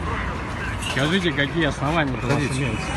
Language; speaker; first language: Russian; native; Russian